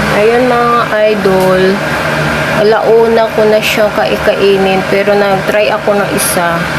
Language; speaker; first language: Filipino; non-native, local second language; Cebuano